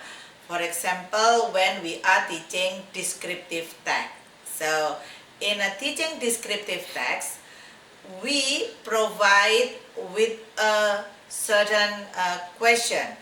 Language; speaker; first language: English; non-native, fluent; Indonesian